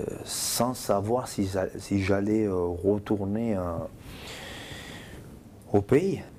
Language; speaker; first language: French; non-native, fluent; Spanish